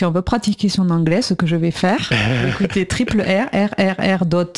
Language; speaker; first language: French; native; French